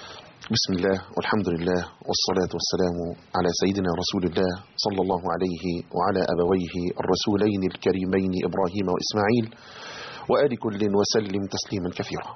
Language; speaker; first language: Arabic; native; Arabic